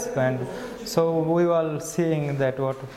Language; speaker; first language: English; non-native, learner; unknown